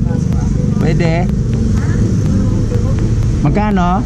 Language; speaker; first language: Filipino; non-native, local second language; Cebuano